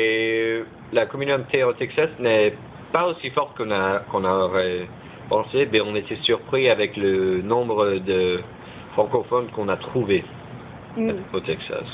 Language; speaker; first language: French; early bilingual, heritage; French